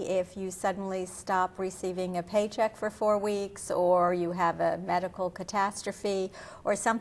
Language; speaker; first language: English; native; English